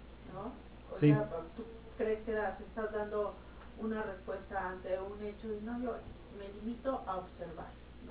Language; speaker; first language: Spanish; native; Spanish